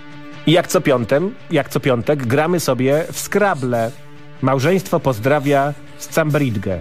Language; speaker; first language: Polish; native; Polish